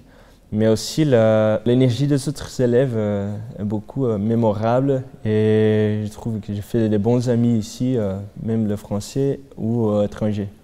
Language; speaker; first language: French; non-native, fluent; Portuguese